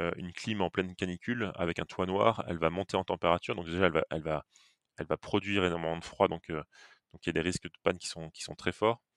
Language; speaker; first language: French; native; French